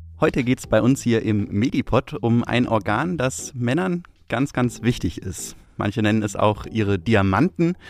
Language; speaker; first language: German; native; German